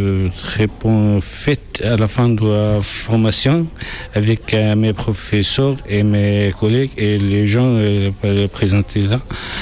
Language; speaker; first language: French; non-native, fluent; Arabic